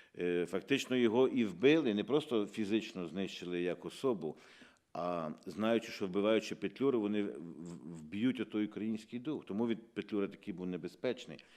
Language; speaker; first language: Ukrainian; native; Ukrainian